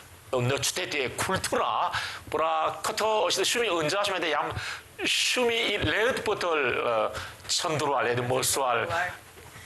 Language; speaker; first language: Albanian; non-native, learner; Korean